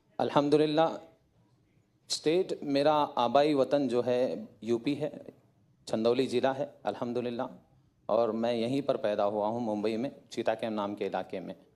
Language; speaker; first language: Hindi; native; Hindi